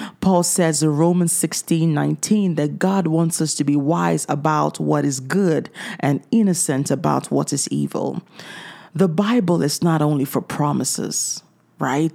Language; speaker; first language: English; native; English